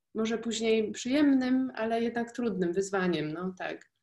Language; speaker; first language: Polish; native; Polish